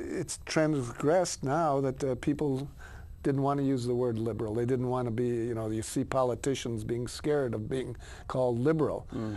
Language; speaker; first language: English; native; English